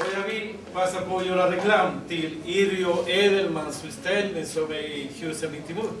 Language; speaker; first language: Swedish; non-native, fluent; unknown